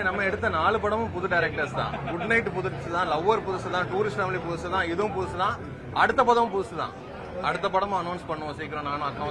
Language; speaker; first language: Tamil; native; Tamil